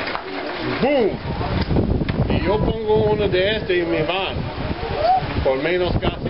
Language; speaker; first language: Spanish; non-native, learner; English